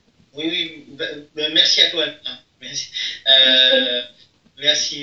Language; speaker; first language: French; native; French